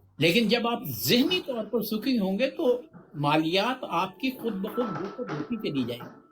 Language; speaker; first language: Urdu; non-native, local second language; Punjabi